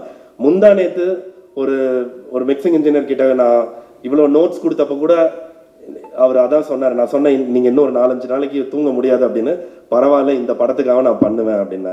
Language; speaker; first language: Tamil; native; Tamil